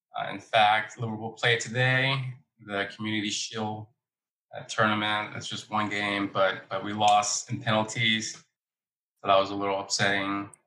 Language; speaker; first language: English; early bilingual, other home language; Spanish